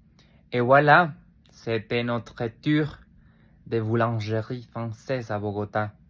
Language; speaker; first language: French; non-native, learner; Spanish